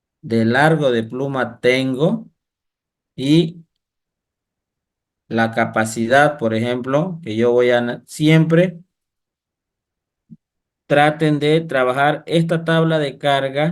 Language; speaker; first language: Spanish; native; Spanish